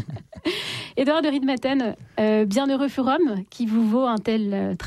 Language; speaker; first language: French; native; French